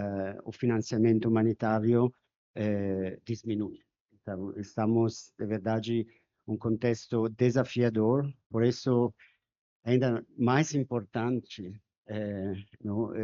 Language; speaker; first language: Portuguese; non-native, fluent; Spanish